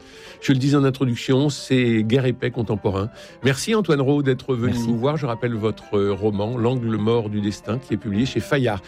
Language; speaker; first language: French; native; French